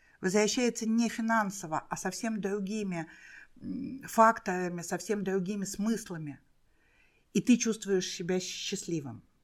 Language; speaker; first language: Russian; native; Russian